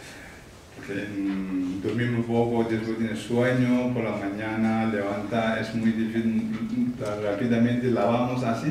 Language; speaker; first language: Spanish; non-native, learner; Tibetan